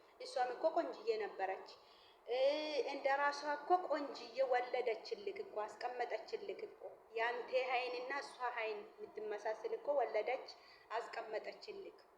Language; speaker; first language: Amharic; non-native, local second language; Oromo